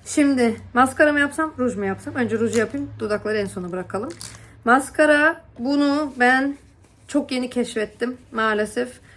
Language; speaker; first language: Turkish; early bilingual, heritage; Turkish